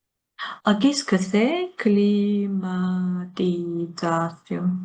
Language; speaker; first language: French; non-native, learner; Chinese